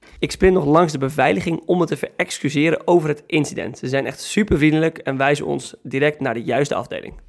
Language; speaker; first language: Dutch; native; Dutch